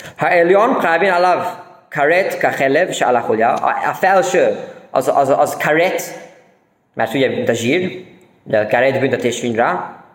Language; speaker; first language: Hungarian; early bilingual, heritage; Hungarian